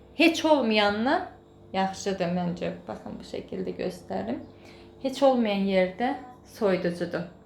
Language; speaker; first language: Azerbaijani; native; Azerbaijani